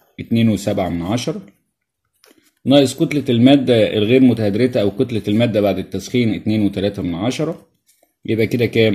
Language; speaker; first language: Arabic; native; Arabic